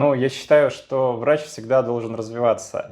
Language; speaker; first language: Russian; native; Russian